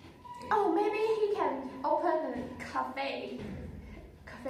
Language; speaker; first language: English; non-native, learner; Chinese